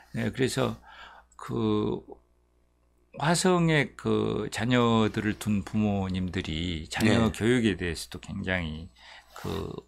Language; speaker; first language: Korean; native; Korean